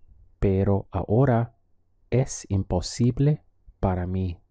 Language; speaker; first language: Spanish; non-native, fluent; English